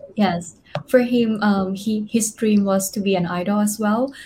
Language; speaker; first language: English; non-native, fluent; Thai